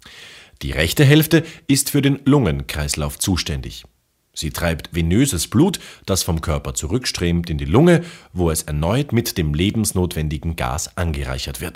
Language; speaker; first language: German; native; German